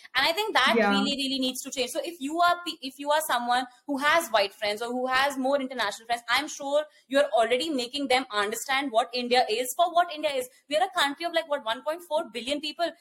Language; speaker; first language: English; non-native, local second language; Hindi